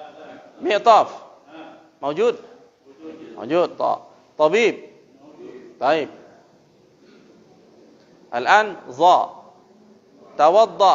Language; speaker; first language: Arabic; non-native, fluent; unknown